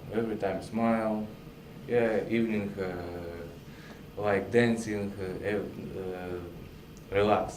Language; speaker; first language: English; non-native, learner; Russian